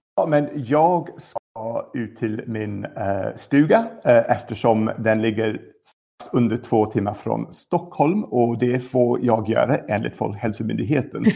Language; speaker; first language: Swedish; non-native, fluent; English